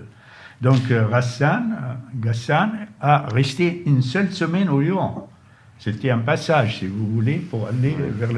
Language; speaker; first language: French; non-native, fluent; Arabic